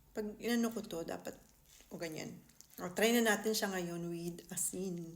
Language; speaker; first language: Filipino; non-native, local second language; Bikol